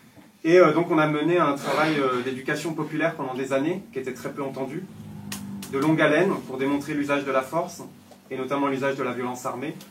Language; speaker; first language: French; native; French